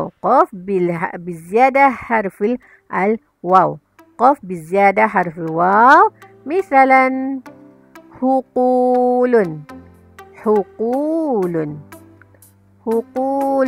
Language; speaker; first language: Arabic; non-native, fluent; Malay